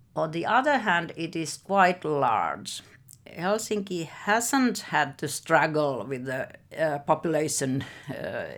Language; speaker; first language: English; non-native, fluent; Finnish